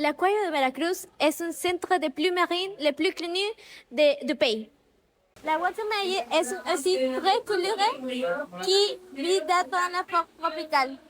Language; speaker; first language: French; non-native, learner; Spanish